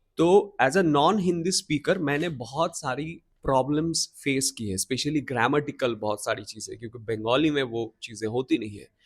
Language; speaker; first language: Hindi; non-native, local second language; Bangla